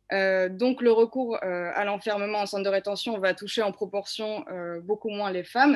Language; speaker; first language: French; native; French